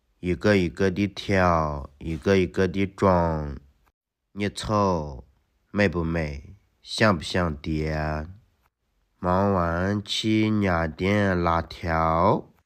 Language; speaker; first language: Chinese; native; Chinese